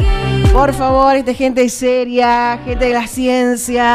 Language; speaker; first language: Spanish; native; Spanish